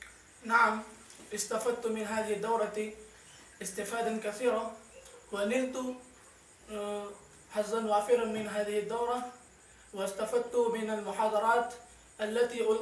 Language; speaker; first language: Arabic; non-native, learner; Urdu